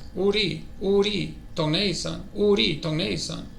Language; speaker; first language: Korean; non-native, learner; English